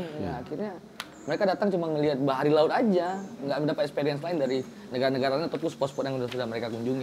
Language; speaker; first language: Indonesian; native; Indonesian